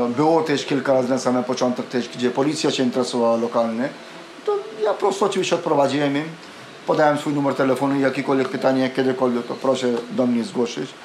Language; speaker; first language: Polish; non-native, fluent; Punjabi